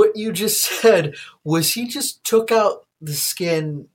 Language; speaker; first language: English; native; English